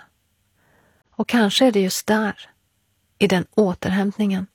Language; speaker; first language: Swedish; early bilingual, other home language; Persian